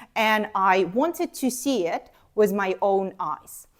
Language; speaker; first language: English; non-native, fluent; Ukrainian